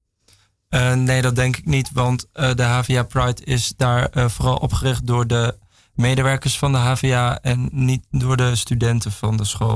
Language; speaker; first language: Dutch; native; Dutch